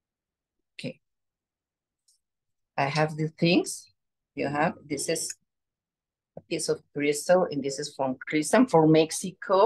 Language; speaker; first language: English; non-native, learner; Spanish